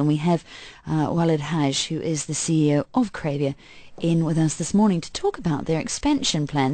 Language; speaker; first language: English; native; English